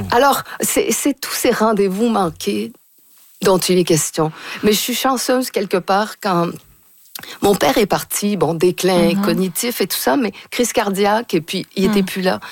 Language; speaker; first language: French; native; French